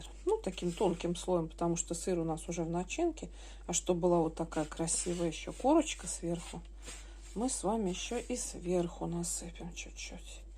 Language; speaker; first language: Russian; native; Russian